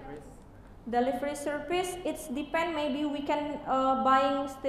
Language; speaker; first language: English; non-native, learner; Indonesian